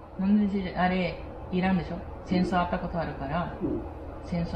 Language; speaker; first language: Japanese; non-native, fluent; Portuguese